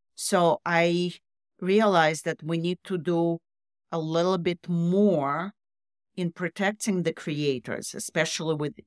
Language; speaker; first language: English; non-native, fluent; Russian